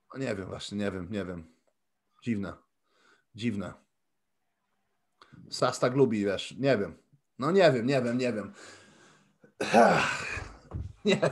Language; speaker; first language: Polish; early bilingual, heritage; Polish